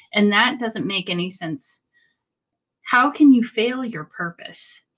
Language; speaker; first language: English; native; English